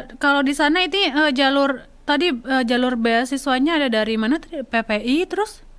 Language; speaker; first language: Indonesian; native; Indonesian